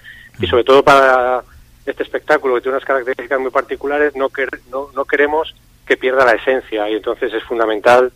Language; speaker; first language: Spanish; native; Spanish